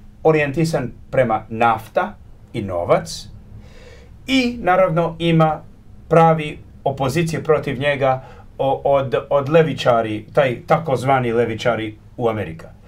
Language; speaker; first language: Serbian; early bilingual, heritage; Croatian